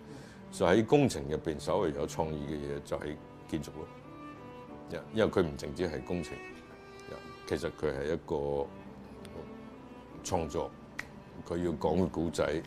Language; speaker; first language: Chinese; native; Chinese